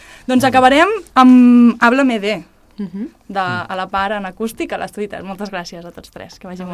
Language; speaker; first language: Catalan; native; Catalan